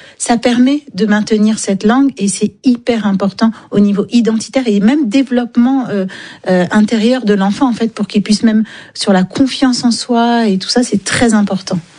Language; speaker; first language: French; native; French